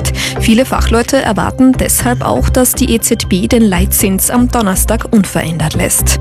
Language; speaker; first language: German; native; German